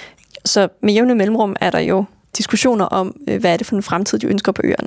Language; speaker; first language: Danish; native; Danish